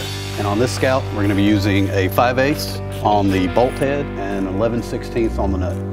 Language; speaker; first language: English; native; English